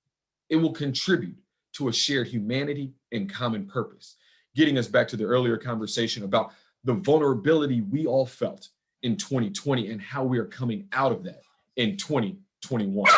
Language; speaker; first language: English; native; English